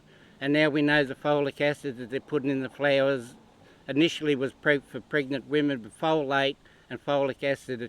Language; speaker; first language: English; native; English